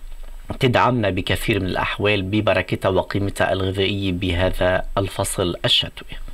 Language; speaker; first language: Arabic; native; Arabic